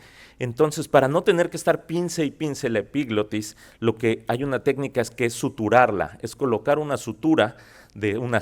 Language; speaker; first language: Spanish; native; Spanish